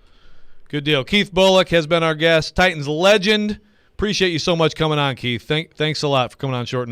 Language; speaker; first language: English; native; English